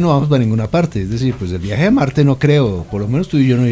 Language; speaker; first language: Spanish; native; Spanish